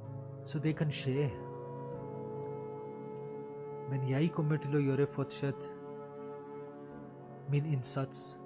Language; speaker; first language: Norwegian; non-native, fluent; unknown